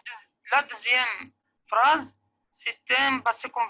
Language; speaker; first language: French; non-native, learner; Arabic